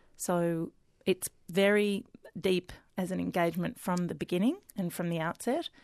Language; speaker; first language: English; native; English